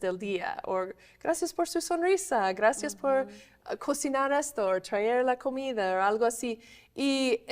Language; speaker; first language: Spanish; non-native, fluent; English